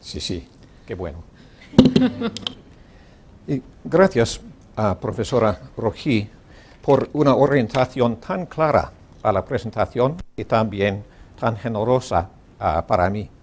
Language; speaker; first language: Spanish; non-native, learner; English